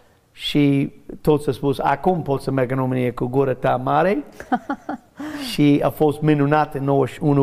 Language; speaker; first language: Romanian; non-native, learner; English